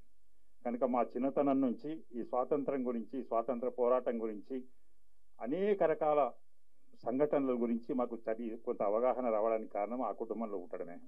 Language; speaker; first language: Telugu; native; Telugu